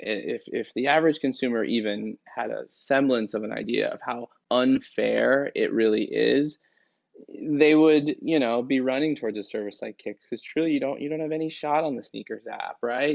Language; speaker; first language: English; native; English